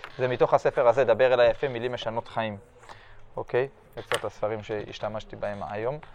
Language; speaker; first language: Hebrew; early bilingual, other home language; French